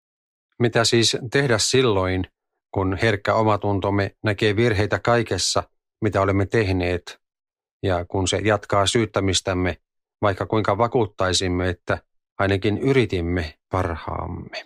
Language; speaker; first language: Finnish; native; Finnish